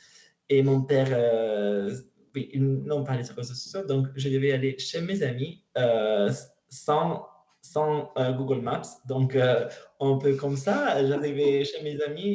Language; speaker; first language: French; non-native, learner; Italian